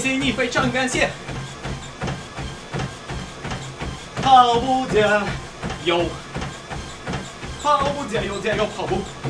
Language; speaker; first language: Chinese; non-native, learner; Russian